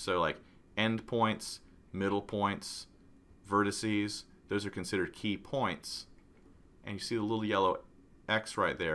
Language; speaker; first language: English; native; English